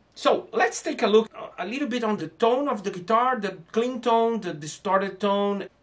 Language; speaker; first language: English; non-native, fluent; Portuguese